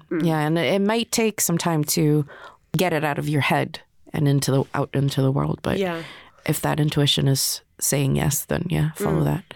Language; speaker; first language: English; native; English